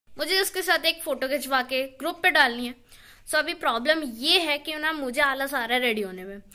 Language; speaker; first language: Hindi; native; Hindi